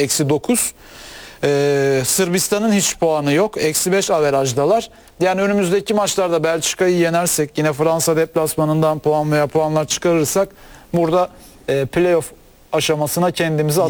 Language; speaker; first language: Turkish; native; Turkish